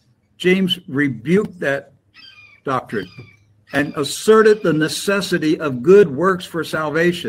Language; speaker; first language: English; native; English